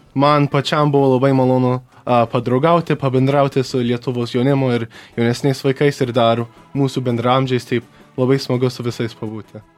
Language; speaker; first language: Lithuanian; early bilingual, heritage; Lithuanian